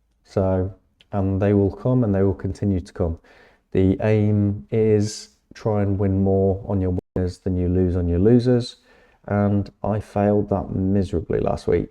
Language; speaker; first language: English; native; English